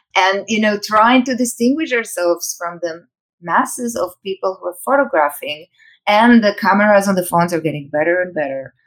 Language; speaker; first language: English; non-native, fluent; Hebrew